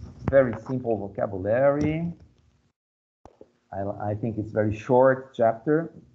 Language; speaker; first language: English; non-native, fluent; Portuguese